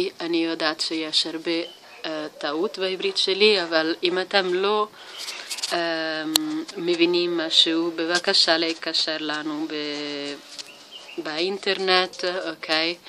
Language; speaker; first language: Hebrew; non-native, learner; Italian